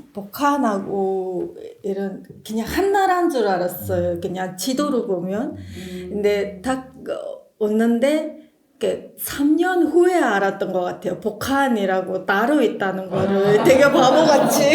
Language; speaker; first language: Korean; non-native, fluent; Mongolian